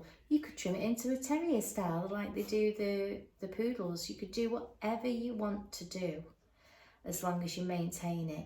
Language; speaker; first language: English; native; English